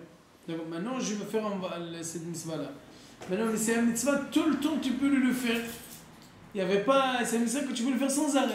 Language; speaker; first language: French; native; French